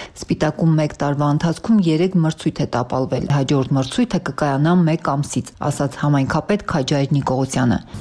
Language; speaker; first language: Armenian; native; Armenian